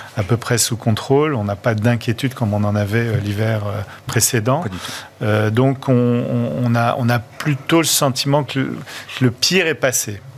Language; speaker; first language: French; non-native, fluent; Portuguese